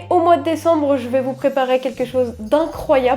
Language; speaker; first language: French; native; French